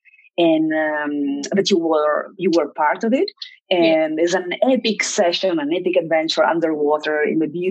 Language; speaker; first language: English; non-native, fluent; Italian